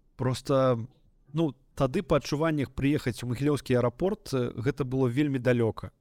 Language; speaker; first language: Belarusian; native; Belarusian